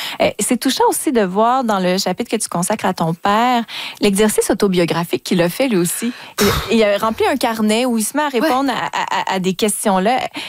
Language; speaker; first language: French; native; French